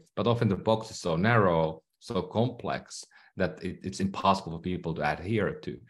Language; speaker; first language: English; non-native, fluent; Finnish